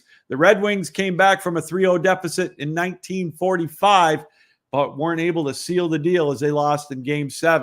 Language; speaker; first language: English; native; English